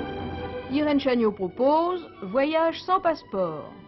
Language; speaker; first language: French; native; French